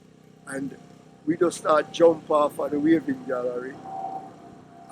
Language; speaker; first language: English; native; English